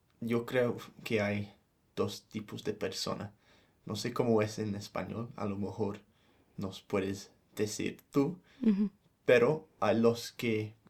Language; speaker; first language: Spanish; non-native, fluent; English